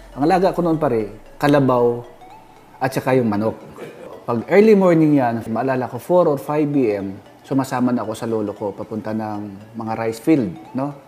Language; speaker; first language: Filipino; non-native, local second language; Hiligaynon